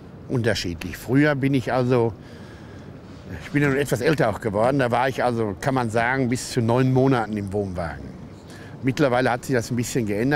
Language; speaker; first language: German; native; German